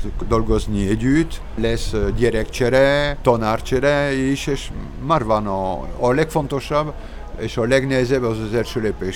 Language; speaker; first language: Hungarian; non-native, learner; French